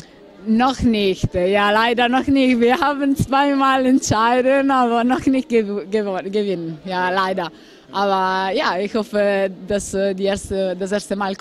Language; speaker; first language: German; non-native, fluent; Italian